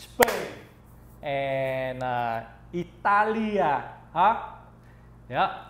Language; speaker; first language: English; non-native, learner; Vietnamese